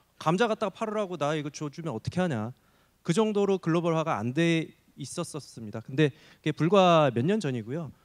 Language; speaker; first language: Korean; native; Korean